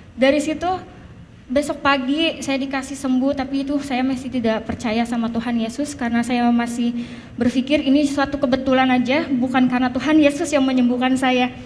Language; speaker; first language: Indonesian; native; Indonesian